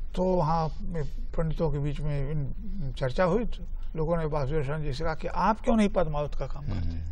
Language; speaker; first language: Hindi; native; Hindi